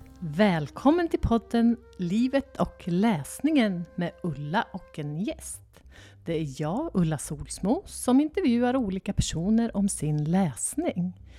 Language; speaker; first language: Swedish; native; Swedish